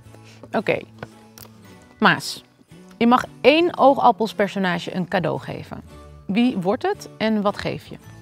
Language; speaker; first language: Dutch; native; Dutch